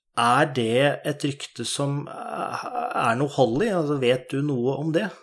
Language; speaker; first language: Norwegian; native; Norwegian